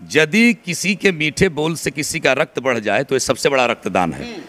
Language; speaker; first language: Hindi; native; Hindi